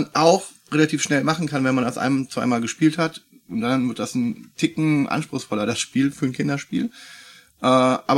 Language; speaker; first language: German; native; German